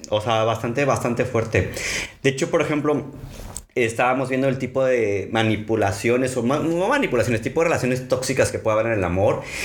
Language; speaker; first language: Spanish; native; Spanish